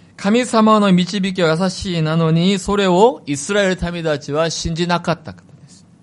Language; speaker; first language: Japanese; non-native, fluent; Korean